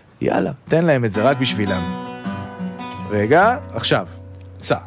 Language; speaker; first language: Hebrew; native; Hebrew